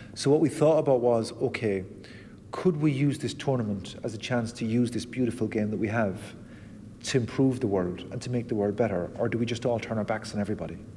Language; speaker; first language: English; native; English